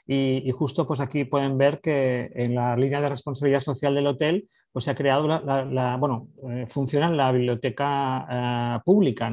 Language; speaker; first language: Spanish; native; Spanish